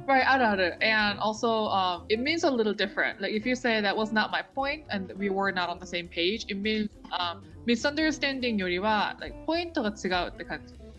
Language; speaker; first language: English; native; English